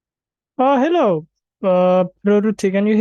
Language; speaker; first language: English; non-native, fluent; Indonesian